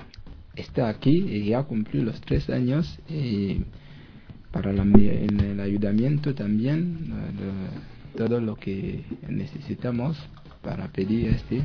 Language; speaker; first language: Spanish; non-native, learner; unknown